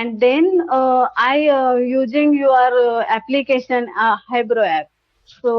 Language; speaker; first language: English; non-native, learner; Hindi